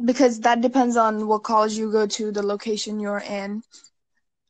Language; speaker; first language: English; early bilingual, other home language; Bangla